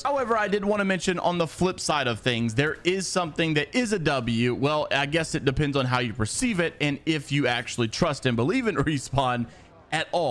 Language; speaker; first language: English; native; English